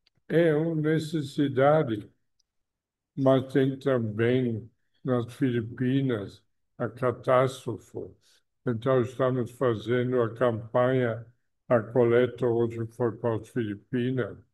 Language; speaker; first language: Portuguese; non-native, fluent; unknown